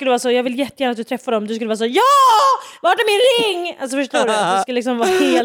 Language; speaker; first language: Swedish; native; Swedish